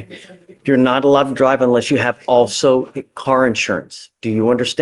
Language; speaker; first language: English; native; English